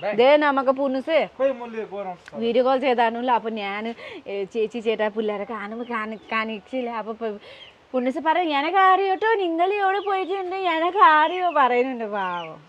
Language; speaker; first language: Malayalam; non-native, learner; Nepali